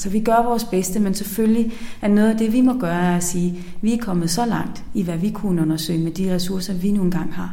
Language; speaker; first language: Danish; native; Danish